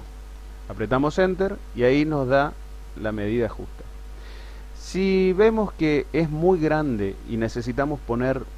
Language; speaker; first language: Spanish; native; Spanish